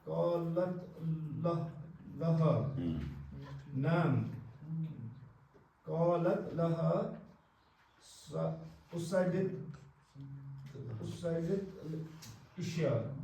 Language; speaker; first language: Arabic; non-native, learner; Kashmiri